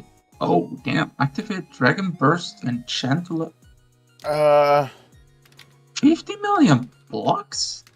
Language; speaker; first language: English; non-native, fluent; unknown